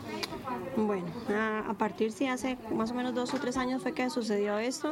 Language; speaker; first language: Spanish; native; Spanish